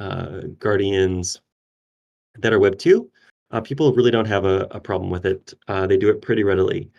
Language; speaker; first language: English; native; English